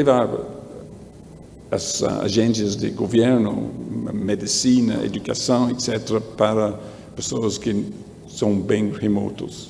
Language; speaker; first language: Portuguese; non-native, learner; English